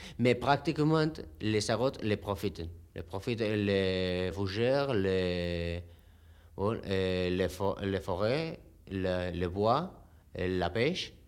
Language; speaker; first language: French; non-native, learner; Spanish